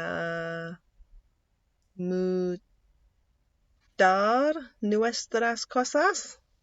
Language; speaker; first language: Spanish; non-native, learner; English